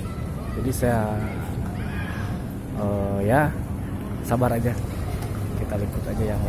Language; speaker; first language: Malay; non-native, local second language; Sundanese